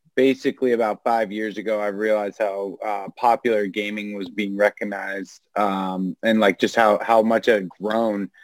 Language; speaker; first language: English; native; English